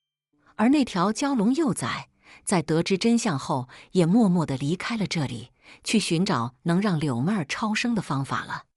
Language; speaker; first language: Chinese; native; Chinese